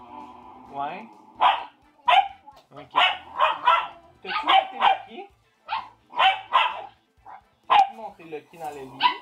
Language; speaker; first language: French; native; French